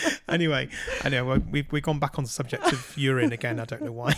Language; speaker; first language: English; native; English